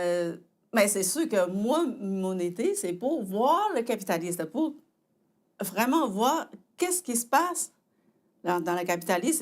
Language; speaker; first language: French; non-native, fluent; Chinese